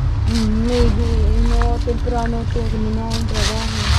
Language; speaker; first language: Spanish; non-native, learner; Filipino